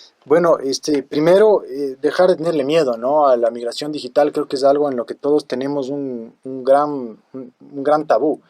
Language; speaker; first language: Spanish; native; Spanish